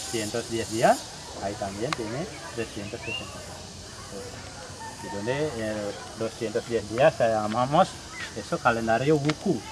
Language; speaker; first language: Spanish; non-native, learner; Balinese